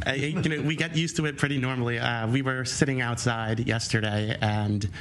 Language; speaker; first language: English; native; English